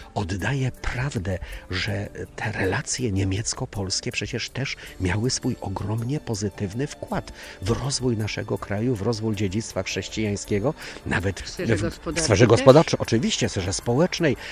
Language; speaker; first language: Polish; native; Polish